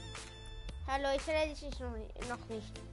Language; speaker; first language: German; early bilingual, other home language; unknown